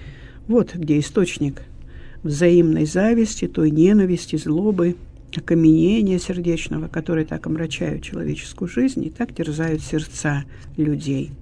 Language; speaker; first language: Russian; native; Russian